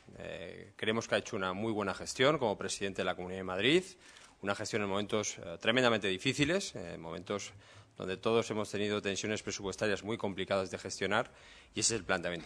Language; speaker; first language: Spanish; native; Spanish